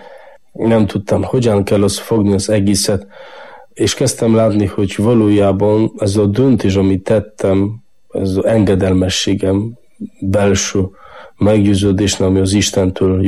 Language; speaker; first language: Hungarian; non-native, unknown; Polish